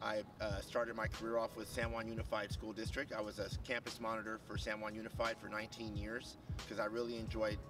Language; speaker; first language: English; native; English